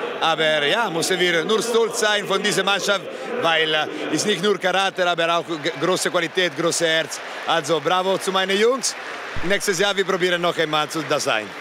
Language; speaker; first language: German; non-native, learner; Italian